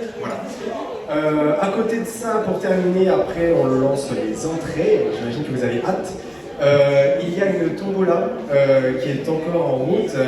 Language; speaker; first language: French; native; French